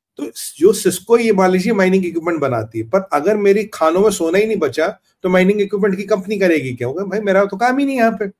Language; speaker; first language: Hindi; native; Hindi